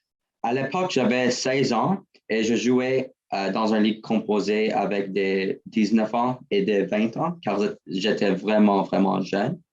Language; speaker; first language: French; non-native, learner; English